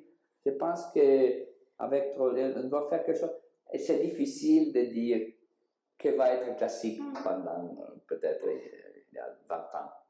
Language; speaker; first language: French; non-native, learner; Italian